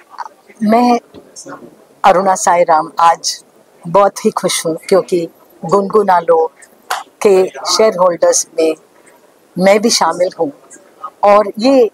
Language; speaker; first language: Hindi; non-native, local second language; Tamil